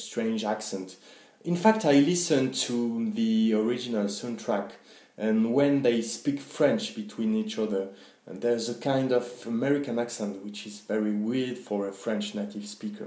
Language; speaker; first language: English; non-native, fluent; French